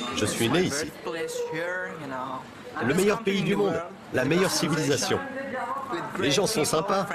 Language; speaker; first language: French; non-native, fluent; Persian